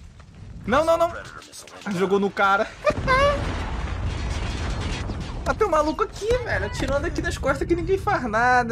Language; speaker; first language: Portuguese; native; Portuguese